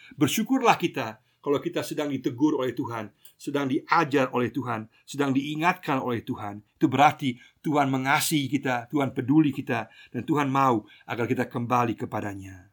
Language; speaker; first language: Indonesian; non-native, fluent; German